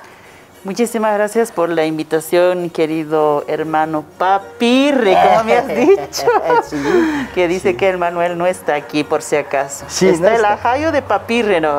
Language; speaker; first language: Spanish; non-native, local second language; Aymara